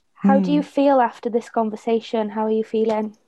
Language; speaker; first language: English; native; English